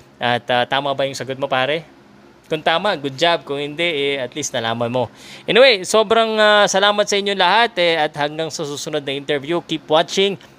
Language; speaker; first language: Filipino; native; Filipino